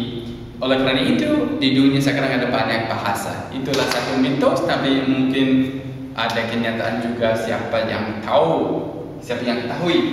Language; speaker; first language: Indonesian; non-native, learner; English